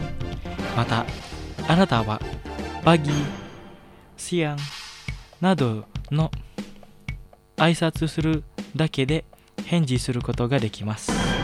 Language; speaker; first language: Japanese; non-native, fluent; Indonesian